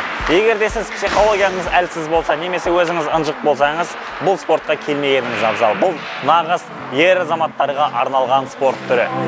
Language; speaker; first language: Kazakh; native; Kazakh